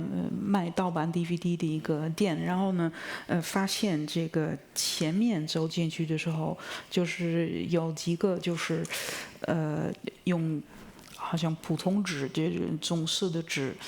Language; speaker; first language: Chinese; non-native, fluent; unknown